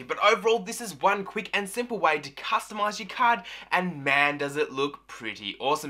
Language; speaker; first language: English; native; English